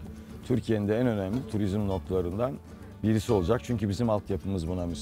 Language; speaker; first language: Turkish; native; Turkish